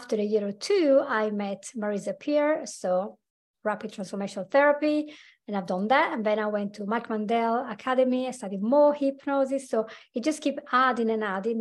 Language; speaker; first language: English; non-native, fluent; Italian